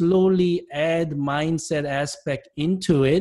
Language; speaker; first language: English; non-native, fluent; Korean